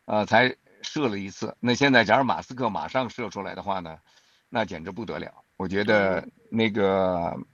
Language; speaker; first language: Chinese; native; Chinese